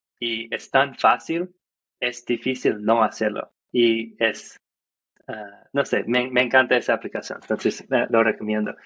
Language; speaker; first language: Spanish; non-native, fluent; English